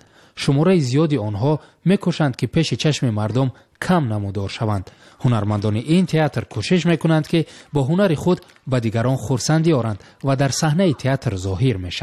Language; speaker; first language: Tajik; native; Tajik